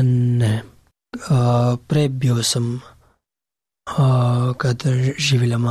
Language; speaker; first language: Serbian; non-native, learner; Pashto